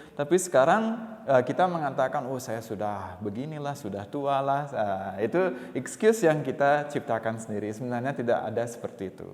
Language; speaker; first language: Indonesian; non-native, local second language; Balinese